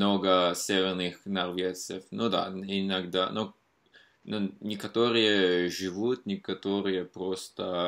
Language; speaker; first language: Russian; non-native, fluent; Norwegian